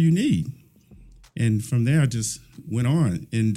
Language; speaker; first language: English; native; English